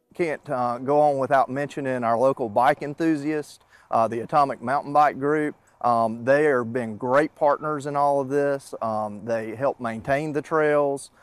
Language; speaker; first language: English; native; English